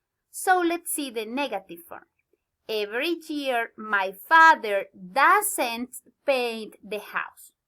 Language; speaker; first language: English; non-native, learner; Spanish